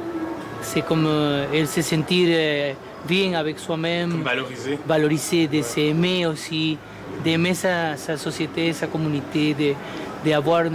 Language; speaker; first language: French; non-native, fluent; Spanish